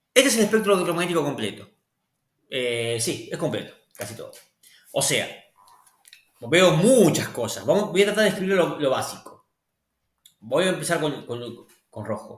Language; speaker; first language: Spanish; native; Spanish